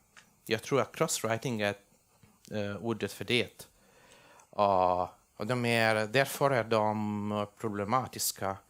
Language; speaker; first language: Swedish; non-native, fluent; Italian